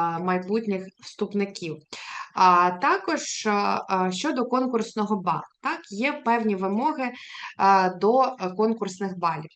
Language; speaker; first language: Ukrainian; native; Ukrainian